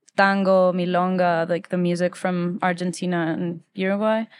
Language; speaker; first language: English; early bilingual, other home language; Spanish